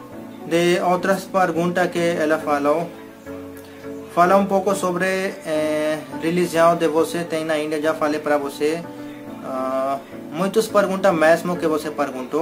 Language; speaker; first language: Portuguese; non-native, learner; Hindi